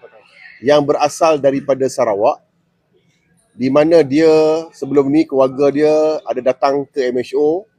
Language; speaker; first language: Malay; native; Malay